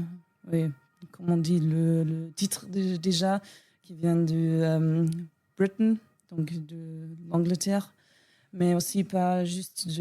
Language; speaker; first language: French; non-native, learner; German